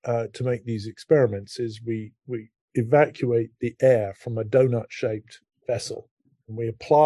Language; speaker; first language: English; native; English